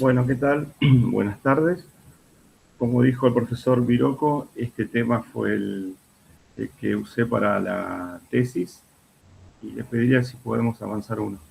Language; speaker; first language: Spanish; native; Spanish